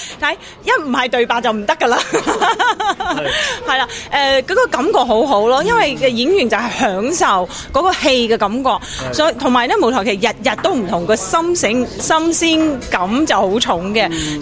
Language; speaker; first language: Cantonese; non-native, fluent; Chinese